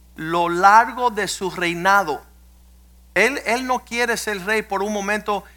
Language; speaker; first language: Spanish; early bilingual, heritage; Spanish